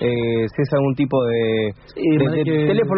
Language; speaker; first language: Spanish; native; Spanish